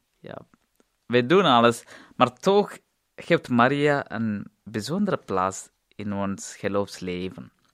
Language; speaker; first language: Dutch; non-native, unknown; Tamil